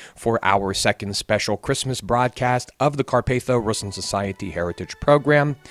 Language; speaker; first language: English; native; English